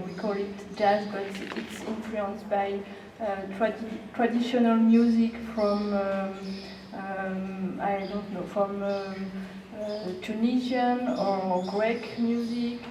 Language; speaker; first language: English; non-native, learner; French